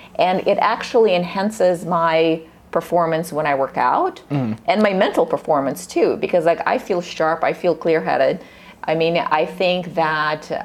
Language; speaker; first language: English; early bilingual, other home language; Russian